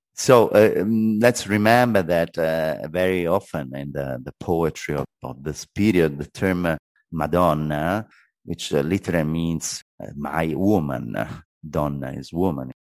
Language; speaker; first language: English; non-native, fluent; Italian